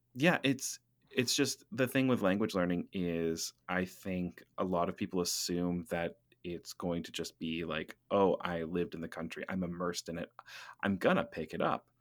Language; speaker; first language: English; native; English